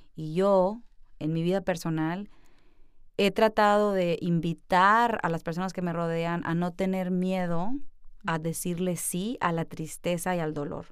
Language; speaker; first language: Spanish; native; Spanish